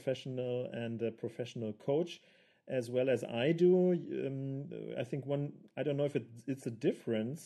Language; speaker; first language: English; non-native, fluent; German